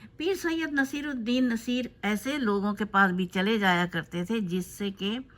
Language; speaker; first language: Urdu; native; Urdu